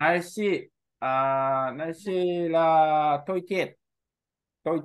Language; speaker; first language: Vietnamese; non-native, learner; Korean